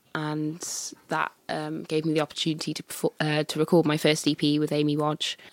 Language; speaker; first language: English; native; English